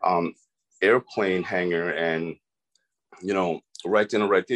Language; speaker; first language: English; early bilingual, other home language; Khmer